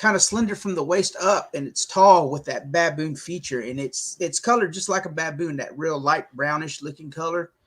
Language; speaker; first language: English; native; English